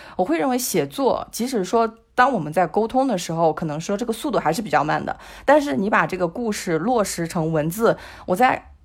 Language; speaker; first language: Chinese; native; Chinese